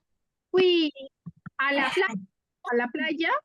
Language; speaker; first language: Spanish; non-native, fluent; Bangla